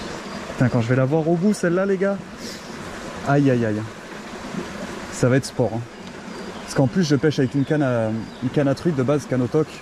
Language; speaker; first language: French; native; French